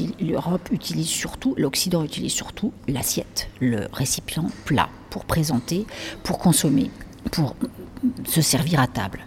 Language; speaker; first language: French; native; French